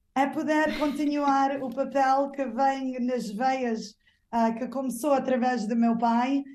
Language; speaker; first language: Portuguese; non-native, fluent; English